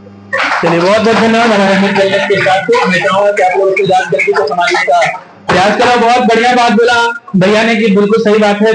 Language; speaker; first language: Hindi; native; Hindi